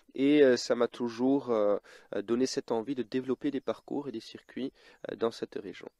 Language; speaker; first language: French; early bilingual, other home language; Dutch